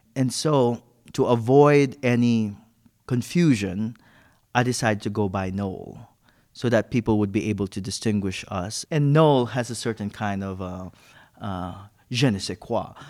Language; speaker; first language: English; non-native, local second language; Filipino